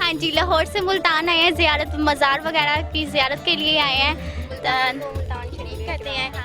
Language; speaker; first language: Hindi; non-native, local second language; Punjabi